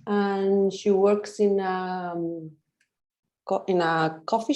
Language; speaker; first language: English; non-native, learner; Spanish